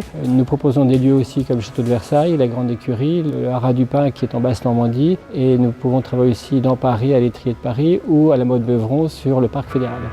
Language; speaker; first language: French; native; French